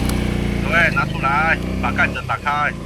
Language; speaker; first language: Chinese; native; Chinese